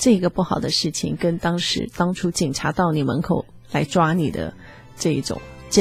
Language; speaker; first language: Chinese; native; Chinese